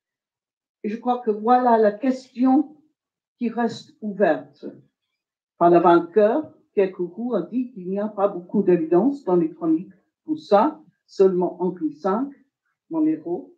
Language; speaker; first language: French; non-native, fluent; English